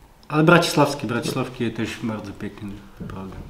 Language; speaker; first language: Polish; non-native, learner; Slovak